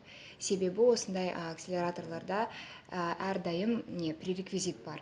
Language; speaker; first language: Kazakh; non-native, local second language; Russian